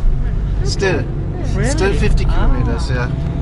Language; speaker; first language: English; non-native, learner; German